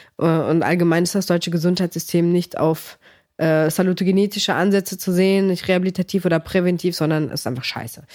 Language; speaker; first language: German; early bilingual, other home language; Greek